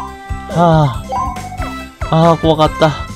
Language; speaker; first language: Japanese; native; Japanese